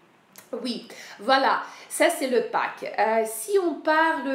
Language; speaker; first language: French; non-native, fluent; Ukrainian